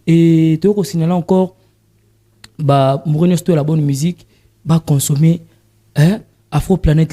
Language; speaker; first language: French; non-native, local second language; Lingala